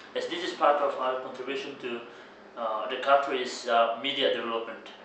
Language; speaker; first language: English; non-native, learner; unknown